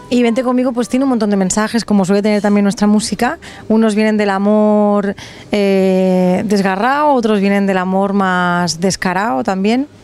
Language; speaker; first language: Spanish; native; Spanish